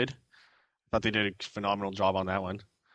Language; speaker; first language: English; native; English